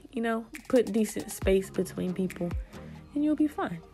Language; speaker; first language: English; native; English